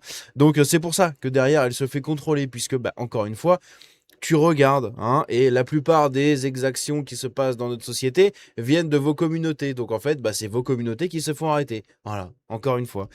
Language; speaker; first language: French; native; French